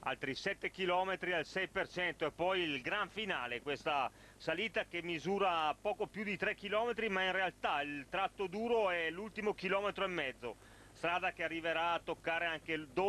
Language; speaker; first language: Italian; native; Italian